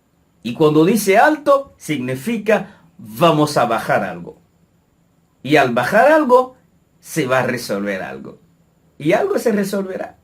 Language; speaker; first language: Spanish; non-native, fluent; Haitian Creole